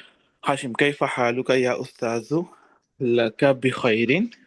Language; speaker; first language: Arabic; non-native, learner; Urdu